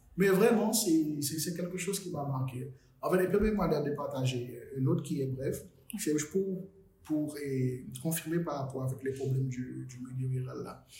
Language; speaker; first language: French; non-native, local second language; Haitian Creole